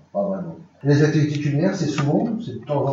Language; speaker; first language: French; native; French